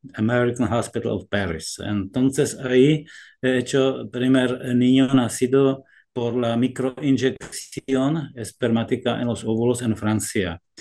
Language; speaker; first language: Spanish; non-native, fluent; Czech